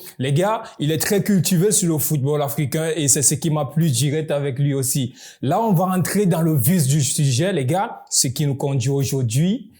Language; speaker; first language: French; native; French